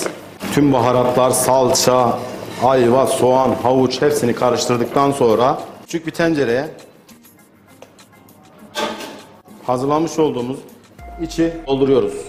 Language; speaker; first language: Turkish; native; Turkish